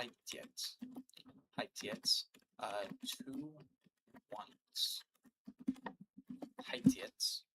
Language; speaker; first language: Russian; non-native, learner; English